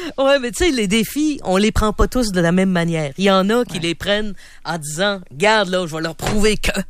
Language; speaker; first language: French; native; French